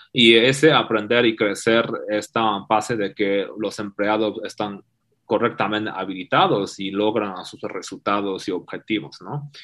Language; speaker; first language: Spanish; non-native, fluent; Chinese